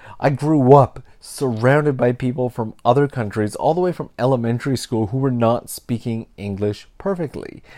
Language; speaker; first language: English; native; English